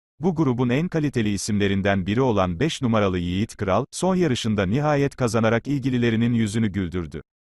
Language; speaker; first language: Turkish; native; Turkish